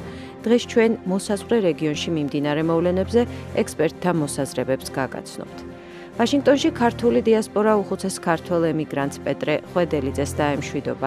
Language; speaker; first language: Georgian; native; Georgian